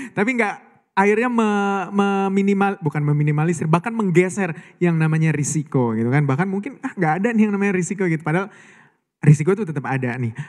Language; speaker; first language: Indonesian; native; Indonesian